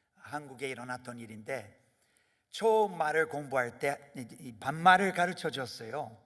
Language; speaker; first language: Korean; non-native, fluent; Portuguese